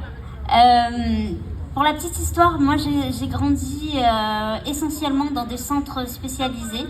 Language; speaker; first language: French; native; French